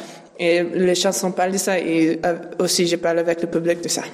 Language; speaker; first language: French; non-native, learner; English